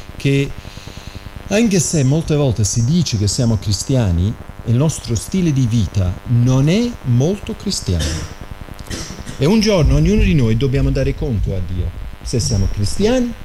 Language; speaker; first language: Italian; non-native, fluent; English